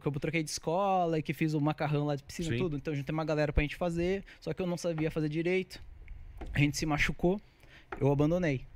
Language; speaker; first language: Portuguese; native; Portuguese